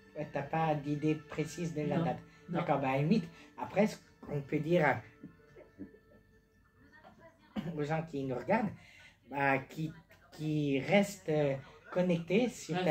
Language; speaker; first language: French; native; French